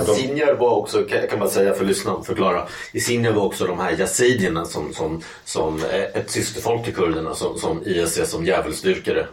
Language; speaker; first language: Swedish; native; Swedish